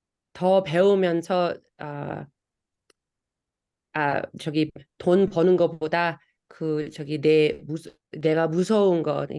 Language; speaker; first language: Korean; early bilingual, heritage; Korean